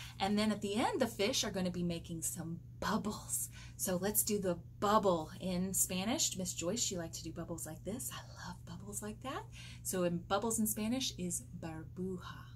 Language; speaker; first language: English; native; English